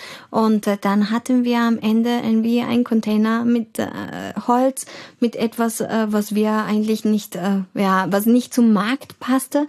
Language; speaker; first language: German; early bilingual, heritage; German